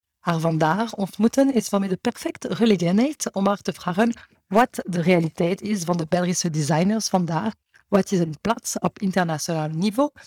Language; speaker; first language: Dutch; non-native, fluent; French